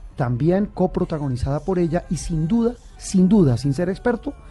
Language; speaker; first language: Spanish; native; Spanish